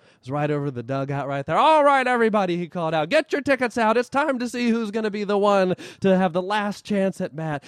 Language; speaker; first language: English; native; English